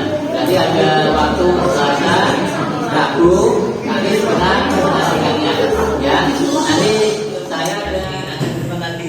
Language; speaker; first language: Indonesian; native; Indonesian